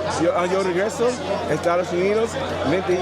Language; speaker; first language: Spanish; non-native, learner; English